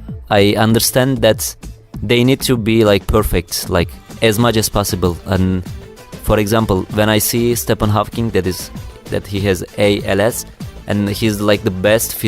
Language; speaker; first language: English; non-native, learner; Turkish